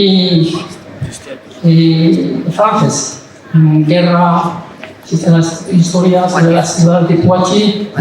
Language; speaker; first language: Spanish; non-native, learner; Arabic